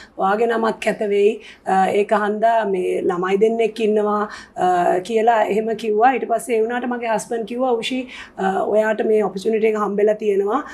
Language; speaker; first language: Sinhala; native; Sinhala